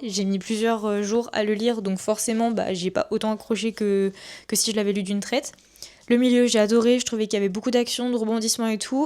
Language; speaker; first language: French; native; French